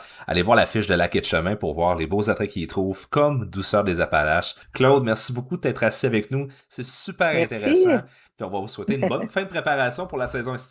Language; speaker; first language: French; native; French